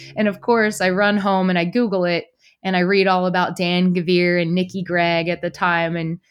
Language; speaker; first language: English; native; English